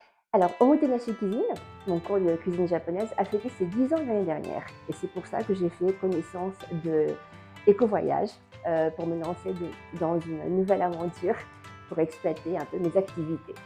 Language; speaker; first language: French; non-native, fluent; Japanese